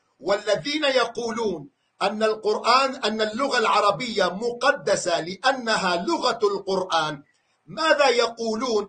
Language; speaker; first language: Arabic; non-native, local second language; Kurdish